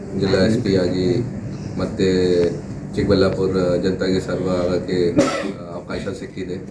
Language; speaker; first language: Kannada; non-native, local second language; Hindi